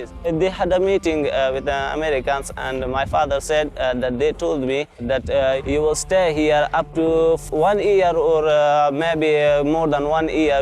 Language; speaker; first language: English; non-native, learner; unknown